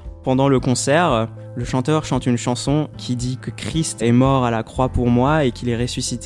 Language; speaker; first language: French; native; French